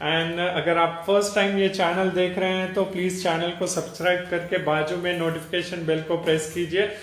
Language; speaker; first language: Hindi; non-native, local second language; Telugu